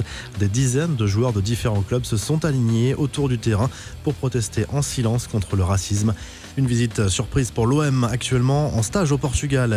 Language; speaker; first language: French; native; French